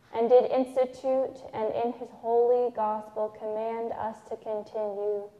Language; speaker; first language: English; native; English